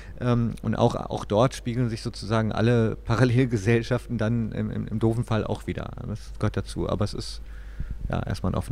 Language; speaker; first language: German; native; German